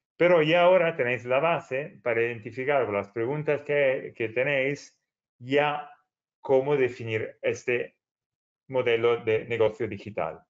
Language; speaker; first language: Spanish; non-native, fluent; Italian